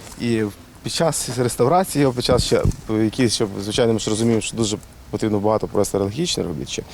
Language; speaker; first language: Ukrainian; native; Ukrainian